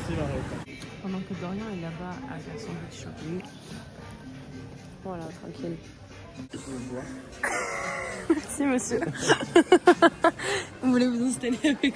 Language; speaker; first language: French; native; French